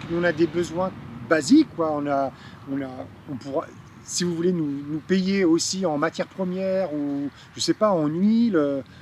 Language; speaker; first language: French; native; French